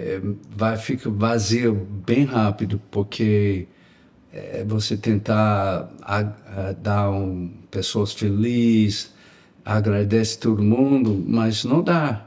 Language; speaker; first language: Portuguese; non-native, learner; English